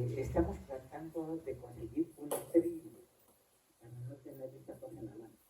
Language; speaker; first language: Spanish; native; Spanish